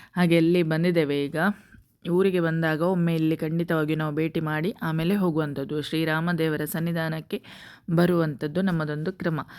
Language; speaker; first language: Kannada; non-native, local second language; Konkani